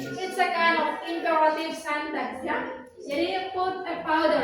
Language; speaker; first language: English; non-native, learner; Indonesian